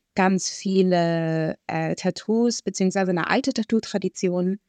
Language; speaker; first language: German; early bilingual, other home language; Arabic